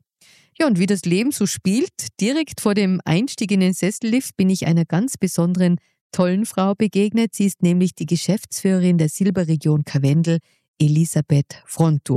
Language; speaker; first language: German; native; German